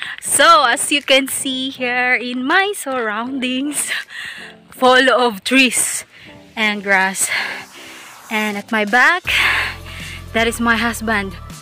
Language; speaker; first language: English; non-native, local second language; Cebuano